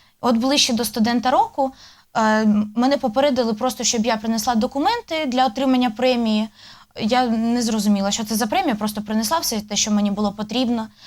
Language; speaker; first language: Ukrainian; native; Ukrainian